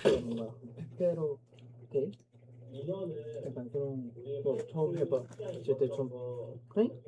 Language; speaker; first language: Korean; non-native, fluent; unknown